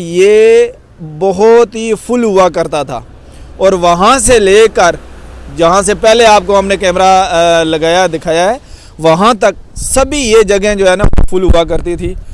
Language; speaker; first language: Urdu; non-native, local second language; Punjabi